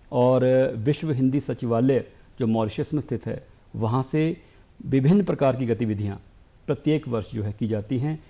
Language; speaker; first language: Hindi; native; Hindi